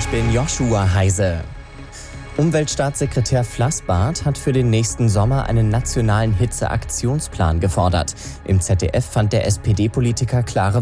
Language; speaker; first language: German; native; German